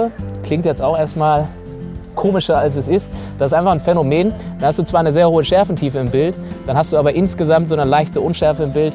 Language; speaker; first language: German; native; German